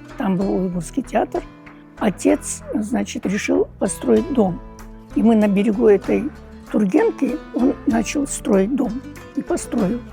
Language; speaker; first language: Russian; non-native, local second language; Uyghur